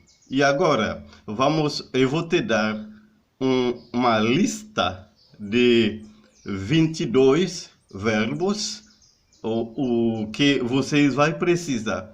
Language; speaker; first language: Portuguese; non-native, learner; Haitian Creole